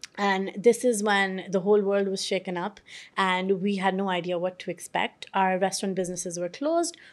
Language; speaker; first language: English; non-native, local second language; Urdu